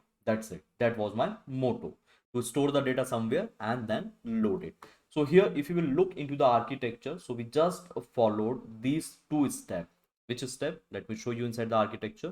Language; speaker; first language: English; non-native, local second language; Hindi